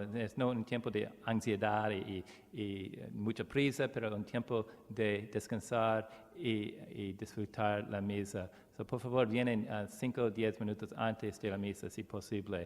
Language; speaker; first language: Spanish; non-native, learner; English